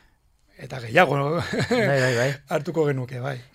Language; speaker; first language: Basque; non-native, local second language; Spanish